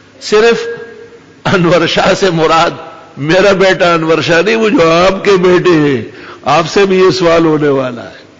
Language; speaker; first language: Urdu; non-native, local second language; Pashto